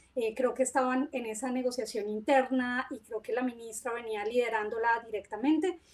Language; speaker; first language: Spanish; native; Spanish